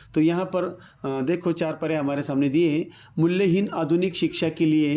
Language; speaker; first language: Hindi; non-native, local second language; Marathi